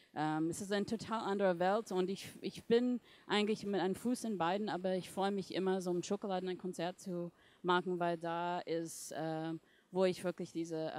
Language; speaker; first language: German; non-native, fluent; English